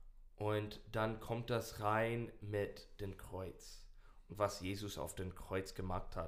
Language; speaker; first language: German; non-native, learner; English